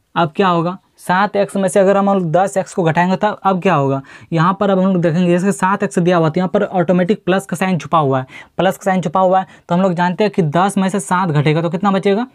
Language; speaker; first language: Hindi; native; Hindi